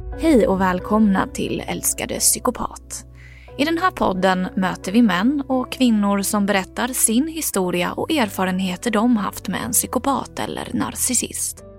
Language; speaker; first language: Swedish; native; Swedish